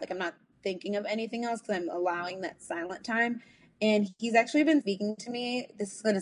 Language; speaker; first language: English; native; English